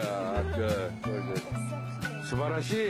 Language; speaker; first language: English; non-native, learner; Korean